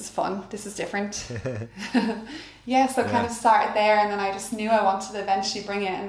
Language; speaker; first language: English; native; English